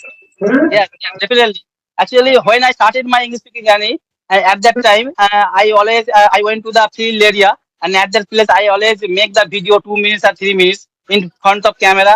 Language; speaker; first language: English; non-native, learner; Bangla